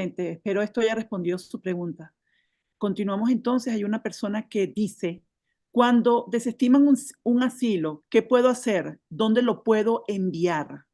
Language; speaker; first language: Spanish; native; Spanish